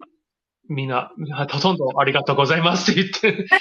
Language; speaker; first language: Japanese; non-native, learner; English